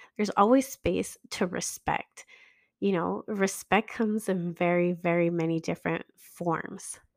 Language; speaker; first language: English; native; English